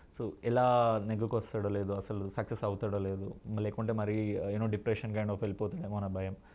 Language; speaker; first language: Telugu; native; Telugu